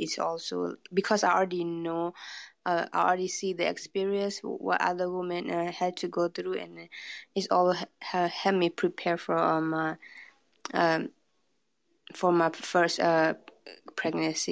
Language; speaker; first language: English; non-native, fluent; Burmese